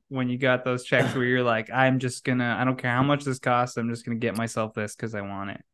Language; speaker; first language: English; native; English